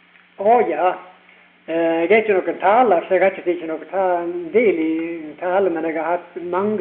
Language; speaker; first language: Norwegian; early bilingual, heritage; Norwegian